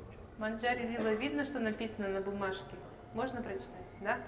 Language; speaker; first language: Russian; native; Russian